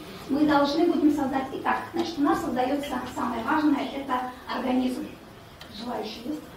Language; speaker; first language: Russian; native; Russian